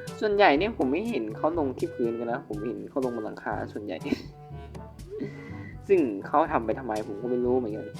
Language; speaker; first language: Thai; native; Thai